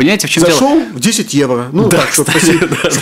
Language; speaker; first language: Russian; native; Russian